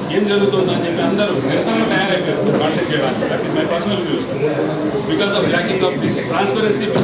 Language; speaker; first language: Telugu; native; Telugu